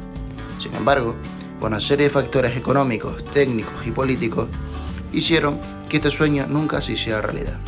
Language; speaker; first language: Spanish; native; Spanish